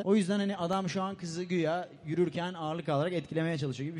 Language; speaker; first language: Turkish; native; Turkish